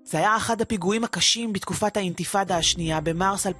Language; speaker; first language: Hebrew; native; Hebrew